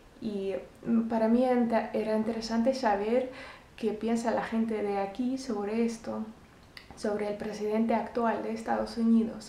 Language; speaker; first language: Spanish; non-native, fluent; Russian